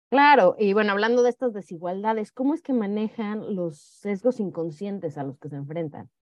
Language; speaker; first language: Spanish; native; Spanish